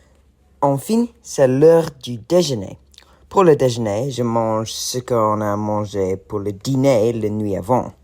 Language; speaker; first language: French; non-native, learner; English